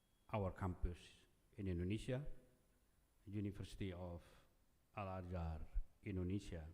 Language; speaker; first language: English; non-native, fluent; Indonesian